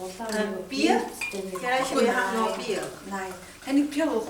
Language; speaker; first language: German; non-native, learner; Mongolian